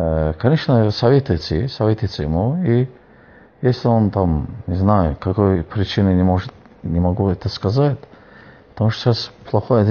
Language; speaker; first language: Russian; non-native, fluent; Azerbaijani